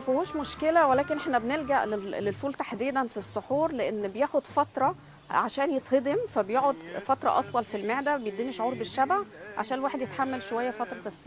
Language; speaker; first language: Arabic; native; Arabic